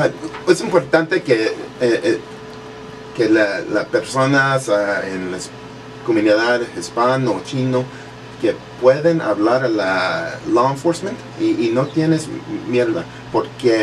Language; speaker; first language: Spanish; early bilingual, heritage; English